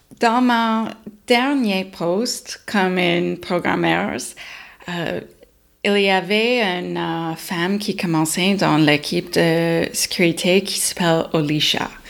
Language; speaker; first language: French; non-native, learner; English